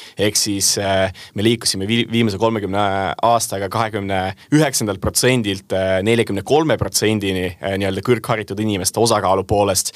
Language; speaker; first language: Estonian; non-native, local second language; Russian